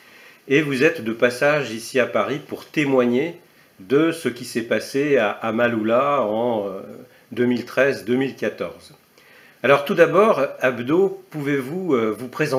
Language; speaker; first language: French; native; French